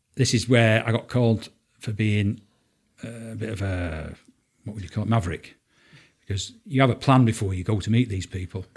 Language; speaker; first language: English; native; English